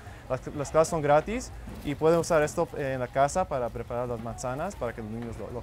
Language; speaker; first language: Spanish; early bilingual, heritage; Spanish